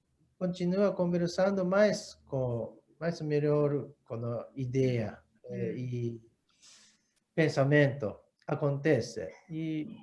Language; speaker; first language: Portuguese; non-native, learner; Japanese